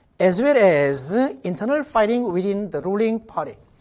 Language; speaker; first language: English; non-native, fluent; Korean